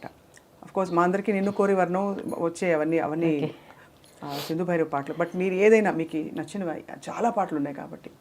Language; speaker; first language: Telugu; native; Telugu